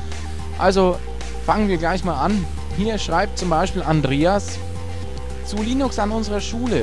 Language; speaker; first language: German; native; German